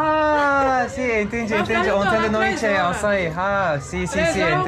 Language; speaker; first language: Portuguese; non-native, learner; Turkish